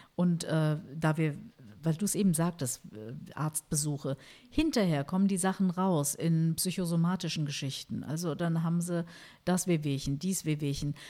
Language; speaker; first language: German; early bilingual, other home language; Turkish